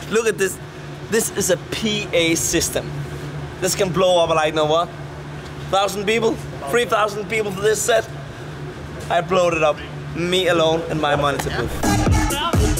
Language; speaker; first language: English; non-native, fluent; Danish